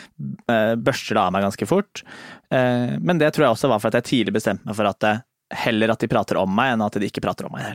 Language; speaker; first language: Norwegian; native; Norwegian